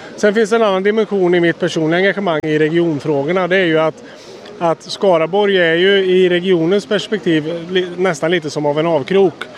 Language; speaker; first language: Swedish; native; Swedish